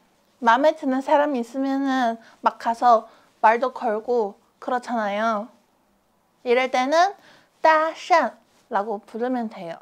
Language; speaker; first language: Korean; non-native, fluent; Chinese